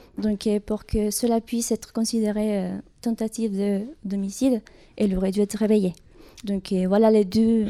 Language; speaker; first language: French; non-native, fluent; Spanish